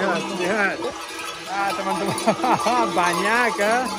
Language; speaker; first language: Indonesian; non-native, learner; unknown